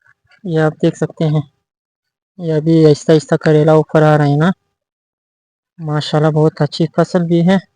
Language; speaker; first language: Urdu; non-native, local second language; Pashto